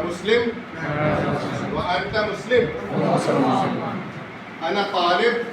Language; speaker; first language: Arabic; non-native, fluent; Urdu